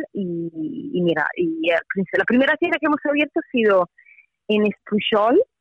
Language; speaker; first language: Spanish; non-native, fluent; Italian